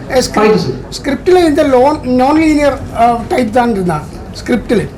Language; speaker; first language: Tamil; non-native, learner; Malayalam